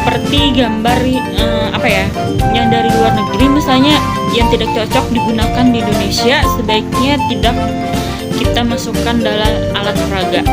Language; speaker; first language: Indonesian; native; Indonesian